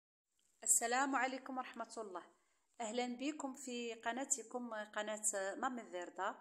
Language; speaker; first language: Arabic; native; Arabic